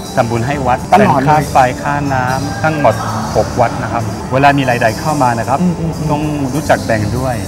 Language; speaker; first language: Thai; non-native, fluent; French